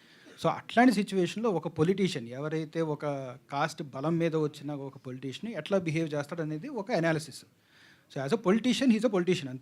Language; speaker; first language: Telugu; native; Telugu